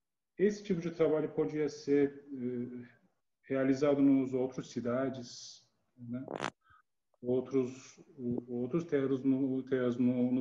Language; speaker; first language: Portuguese; non-native, learner; Turkish